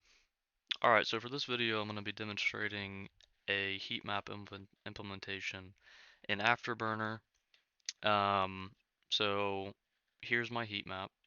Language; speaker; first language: English; native; English